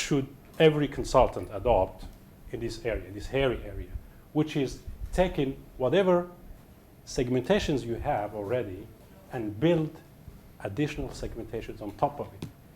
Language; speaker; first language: English; non-native, fluent; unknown